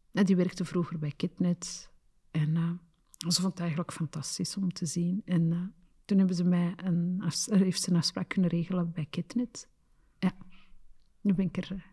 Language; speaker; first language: Dutch; early bilingual, other home language; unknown